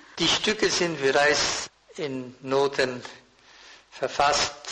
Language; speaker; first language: German; non-native, fluent; Persian